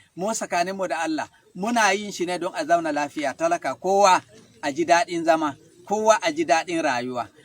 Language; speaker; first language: Hausa; non-native, local second language; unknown